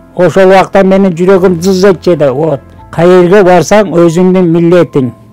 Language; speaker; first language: Kyrgyz; early bilingual, heritage; Kyrgyz